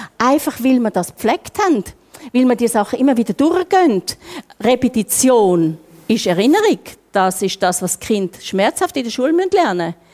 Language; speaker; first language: German; native; German